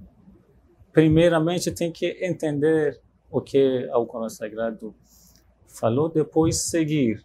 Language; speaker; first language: Portuguese; non-native, fluent; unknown